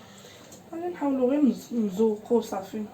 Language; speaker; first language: Arabic; native; Arabic